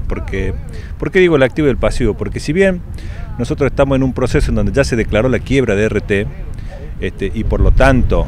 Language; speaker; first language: Spanish; native; Spanish